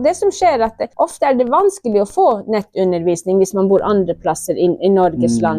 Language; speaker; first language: Norwegian; non-native, local second language; Northern Sami